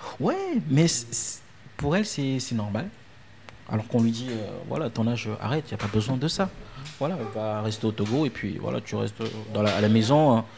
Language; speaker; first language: French; non-native, local second language; Ewe